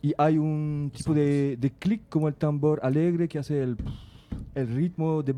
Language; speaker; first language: Spanish; non-native, fluent; French